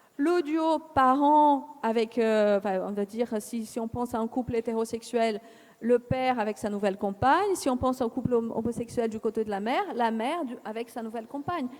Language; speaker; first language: French; non-native, fluent; Portuguese